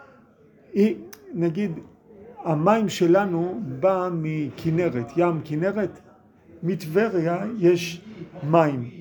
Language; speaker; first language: Hebrew; non-native, fluent; English